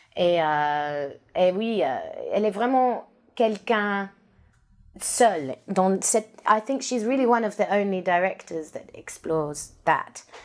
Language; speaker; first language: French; non-native, learner; English